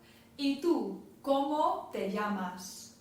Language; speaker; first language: Spanish; non-native, fluent; English